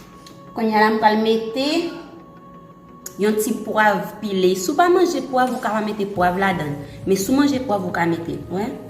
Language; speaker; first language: French; non-native, learner; Haitian Creole